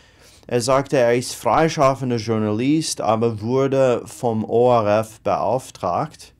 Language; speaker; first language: German; non-native, fluent; English